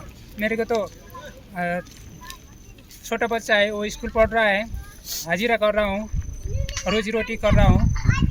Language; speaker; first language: Hindi; non-native, local second language; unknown